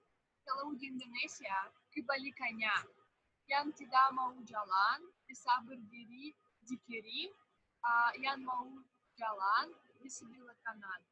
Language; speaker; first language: Indonesian; non-native, fluent; Russian